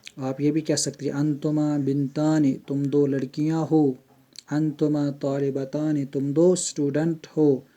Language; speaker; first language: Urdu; non-native, local second language; Kashmiri